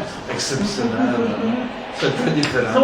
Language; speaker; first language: French; non-native, fluent; Italian